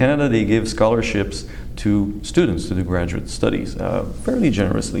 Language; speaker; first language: English; native; English